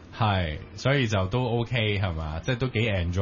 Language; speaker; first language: Cantonese; native; Cantonese